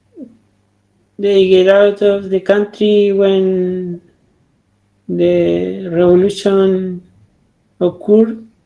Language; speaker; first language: English; non-native, learner; Spanish